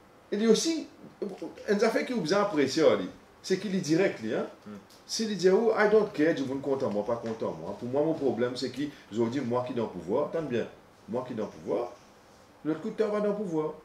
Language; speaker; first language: French; non-native, local second language; Morisyen